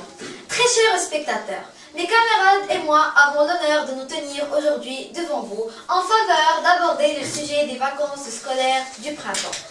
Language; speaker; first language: French; non-native, local second language; Arabic